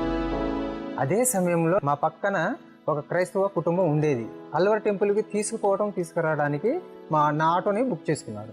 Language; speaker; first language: Telugu; native; Telugu